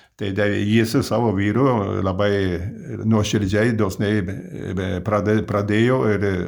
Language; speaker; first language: Lithuanian; early bilingual, heritage; Lithuanian